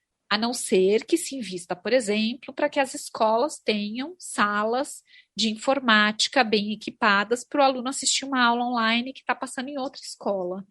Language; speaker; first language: Portuguese; native; Portuguese